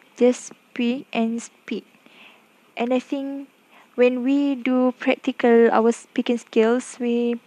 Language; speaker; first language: English; non-native, local second language; Malay